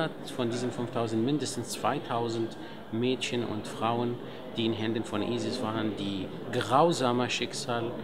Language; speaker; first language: German; non-native, fluent; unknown